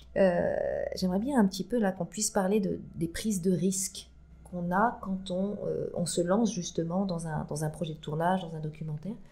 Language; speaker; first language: French; native; French